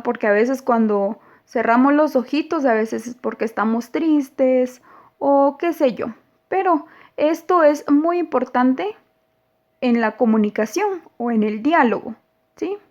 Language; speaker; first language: Spanish; native; Spanish